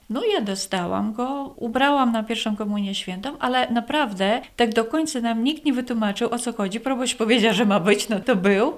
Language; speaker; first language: Polish; non-native, fluent; Latvian